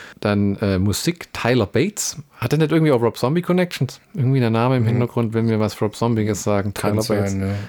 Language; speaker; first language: German; native; German